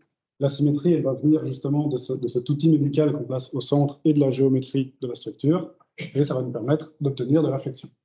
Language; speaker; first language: French; native; French